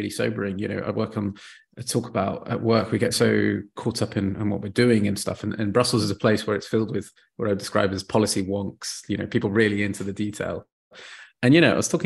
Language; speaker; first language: English; native; English